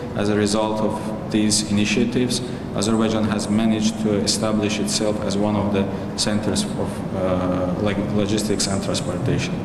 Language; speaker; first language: English; non-native, fluent; Azerbaijani